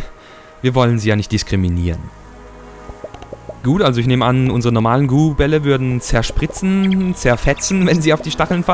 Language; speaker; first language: German; native; German